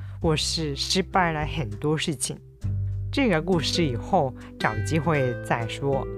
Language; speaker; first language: Chinese; non-native, fluent; Japanese